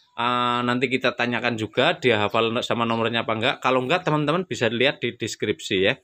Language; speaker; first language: Indonesian; native; Indonesian